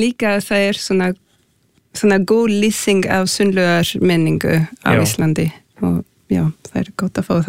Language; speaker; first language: Icelandic; non-native, fluent; French